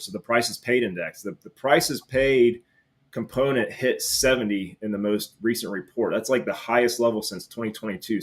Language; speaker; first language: English; native; English